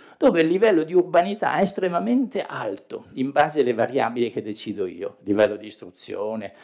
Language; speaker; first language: Italian; native; Italian